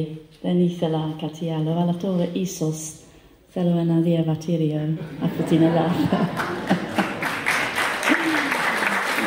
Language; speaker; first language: Greek; non-native, learner; English